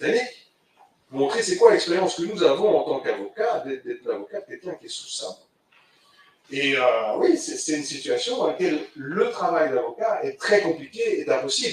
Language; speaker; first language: French; native; French